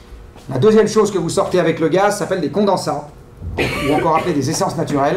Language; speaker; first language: French; native; French